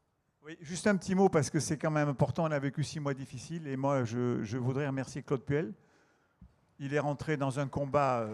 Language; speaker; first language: French; native; French